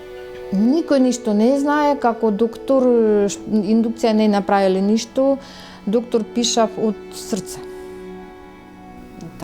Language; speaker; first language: Macedonian; non-native, learner; Russian